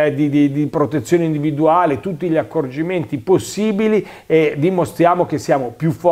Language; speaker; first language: Italian; native; Italian